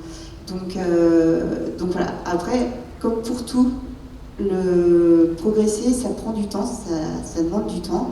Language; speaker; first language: French; native; French